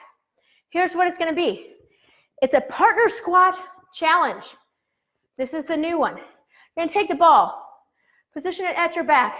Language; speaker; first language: English; native; English